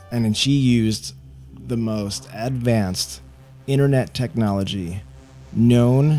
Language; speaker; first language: English; native; English